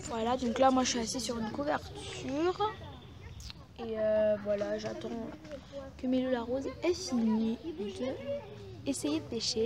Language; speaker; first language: French; native; French